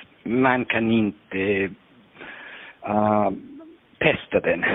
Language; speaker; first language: Swedish; non-native, fluent; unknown